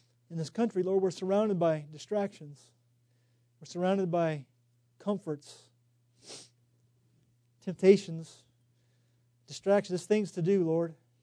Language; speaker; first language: English; native; English